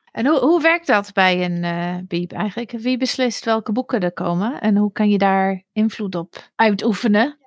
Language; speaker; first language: Dutch; non-native, fluent; English